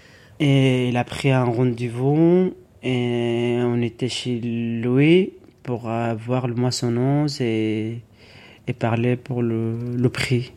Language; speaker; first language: French; non-native, learner; Arabic